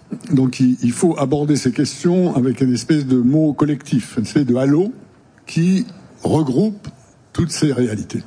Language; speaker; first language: French; native; French